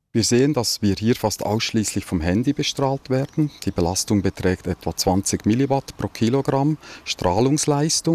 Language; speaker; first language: German; native; German